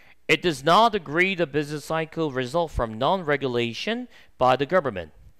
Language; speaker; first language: English; non-native, fluent; Korean